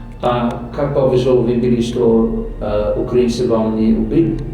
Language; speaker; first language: Russian; non-native, learner; Dutch